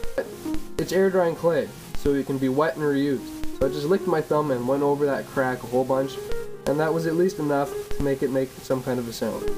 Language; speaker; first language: English; native; English